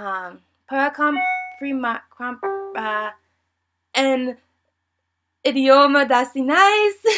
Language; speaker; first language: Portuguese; non-native, learner; English